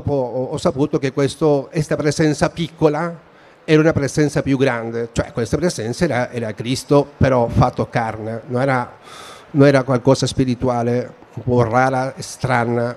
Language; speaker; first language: Italian; non-native, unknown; Spanish